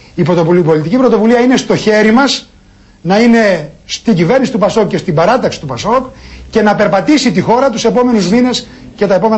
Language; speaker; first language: Greek; native; Greek